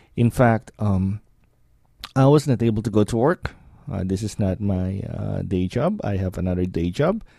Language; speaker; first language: English; non-native, local second language; Filipino